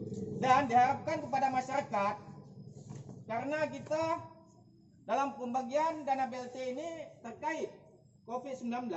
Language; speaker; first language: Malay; non-native, local second language; Achinese